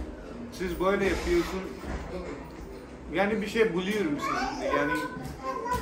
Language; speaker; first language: Turkish; non-native, learner; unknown